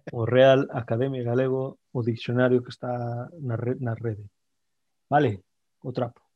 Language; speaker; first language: Galician; native; Galician